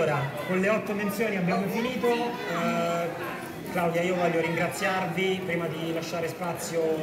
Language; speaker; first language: Italian; native; Italian